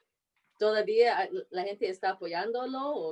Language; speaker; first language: Spanish; non-native, fluent; English